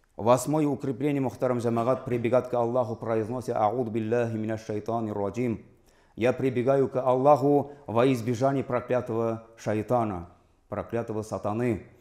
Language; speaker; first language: Russian; non-native, local second language; Tatar